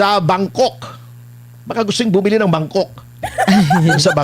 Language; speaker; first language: Filipino; native; Filipino